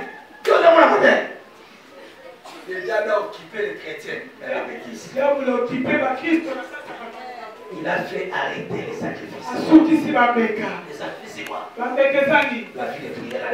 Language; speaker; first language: French; non-native, local second language; Lingala